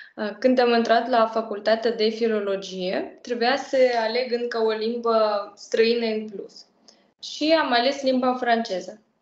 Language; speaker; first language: Romanian; non-native, fluent; Russian